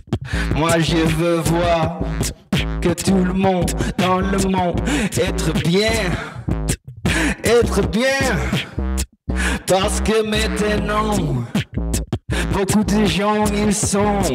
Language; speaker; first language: French; non-native, learner; English